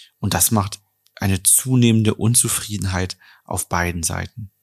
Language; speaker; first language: German; native; German